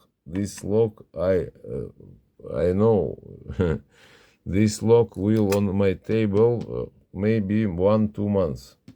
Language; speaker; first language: English; non-native, learner; Russian